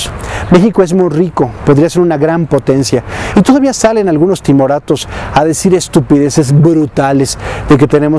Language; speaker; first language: Spanish; native; Spanish